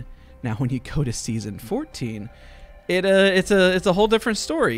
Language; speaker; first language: English; native; English